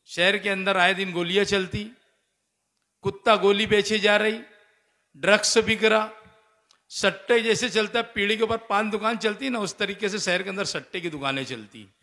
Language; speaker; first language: Hindi; non-native, local second language; Urdu